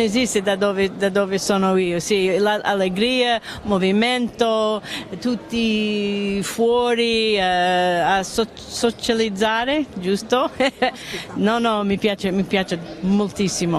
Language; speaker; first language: Italian; early bilingual, heritage; English